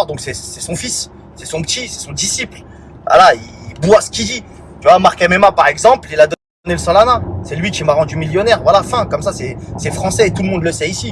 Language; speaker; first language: French; native; French